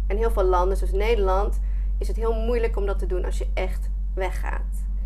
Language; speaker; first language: Dutch; non-native, fluent; English